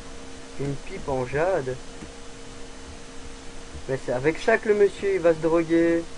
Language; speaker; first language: French; native; French